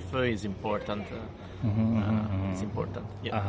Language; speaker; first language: English; non-native, learner; Italian